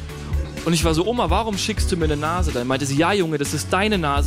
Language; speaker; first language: German; native; German